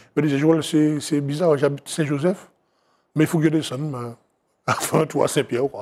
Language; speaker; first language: French; native; French